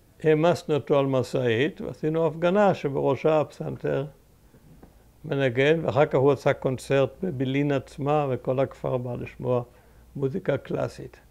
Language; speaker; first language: Hebrew; early bilingual, other home language; German